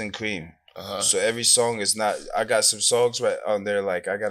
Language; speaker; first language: English; non-native, fluent; Persian